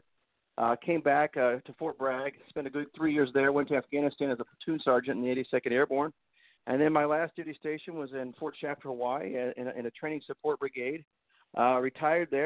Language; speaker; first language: English; native; English